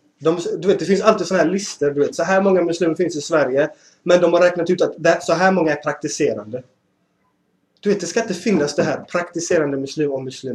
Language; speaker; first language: Swedish; early bilingual, other home language; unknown